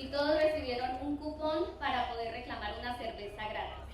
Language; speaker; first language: Spanish; native; Spanish